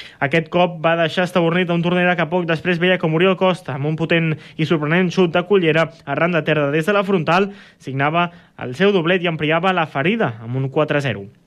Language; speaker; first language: Catalan; native; Catalan